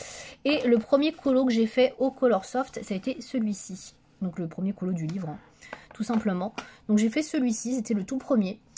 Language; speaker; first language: French; native; French